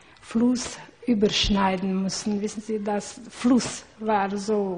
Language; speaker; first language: German; non-native, learner; Hungarian